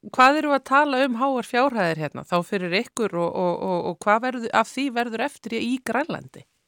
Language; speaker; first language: Icelandic; native; Icelandic